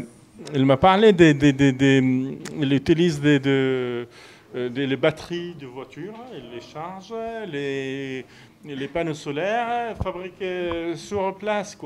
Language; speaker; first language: French; non-native, fluent; Arabic